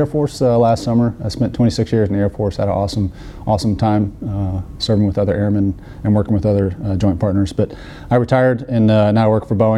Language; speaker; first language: English; native; English